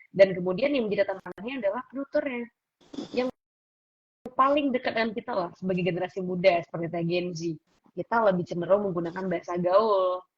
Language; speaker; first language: Indonesian; native; Indonesian